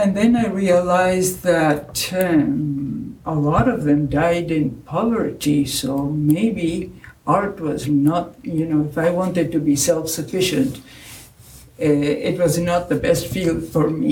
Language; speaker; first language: English; non-native, fluent; Spanish